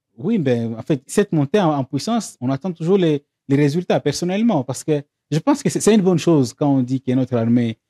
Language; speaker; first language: French; non-native, local second language; Swahili